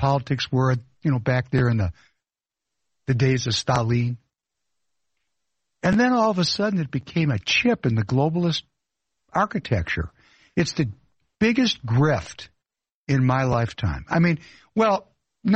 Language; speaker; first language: English; non-native, fluent; Russian